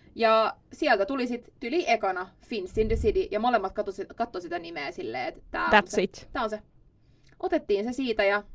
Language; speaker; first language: Finnish; non-native, local second language; Swedish